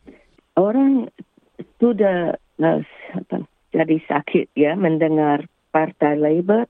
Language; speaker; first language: Indonesian; early bilingual, heritage; English